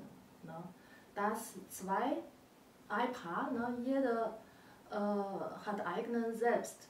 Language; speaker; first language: German; non-native, learner; Chinese